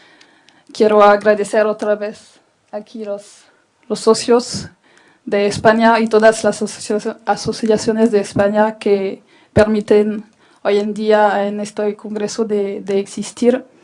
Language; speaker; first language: Spanish; non-native, fluent; French